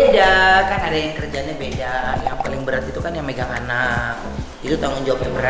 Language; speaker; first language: Indonesian; native; Indonesian